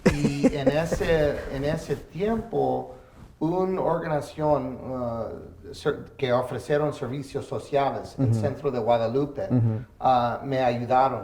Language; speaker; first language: Spanish; early bilingual, heritage; English